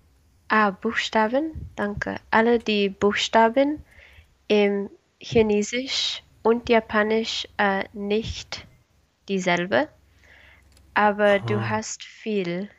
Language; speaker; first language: German; non-native, learner; Spanish